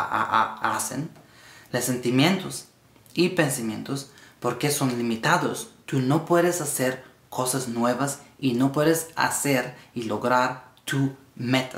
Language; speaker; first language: Spanish; non-native, learner; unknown